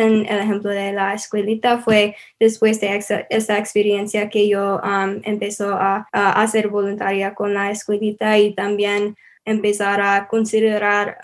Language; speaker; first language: Spanish; non-native, learner; English